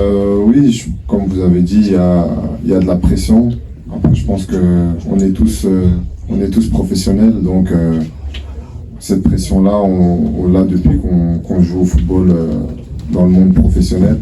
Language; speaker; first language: French; native; French